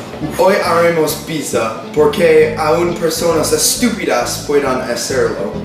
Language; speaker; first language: Spanish; non-native, learner; English